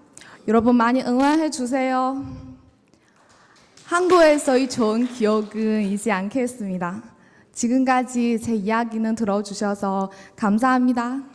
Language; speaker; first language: Korean; non-native, learner; Chinese